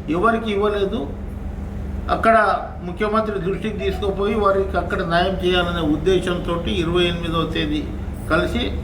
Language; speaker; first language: Telugu; non-native, local second language; Lambadi